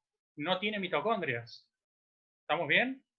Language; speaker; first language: Spanish; native; Spanish